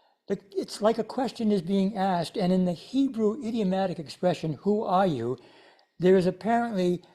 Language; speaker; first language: English; native; English